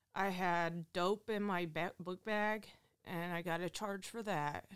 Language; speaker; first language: English; native; English